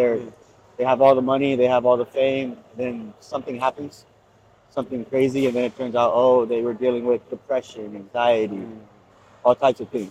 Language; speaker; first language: English; native; English